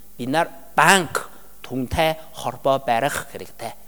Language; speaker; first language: Mongolian; non-native, learner; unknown